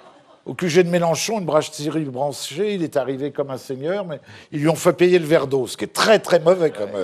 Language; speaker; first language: French; native; French